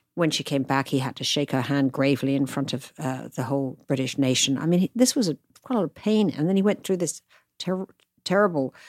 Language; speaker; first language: English; native; English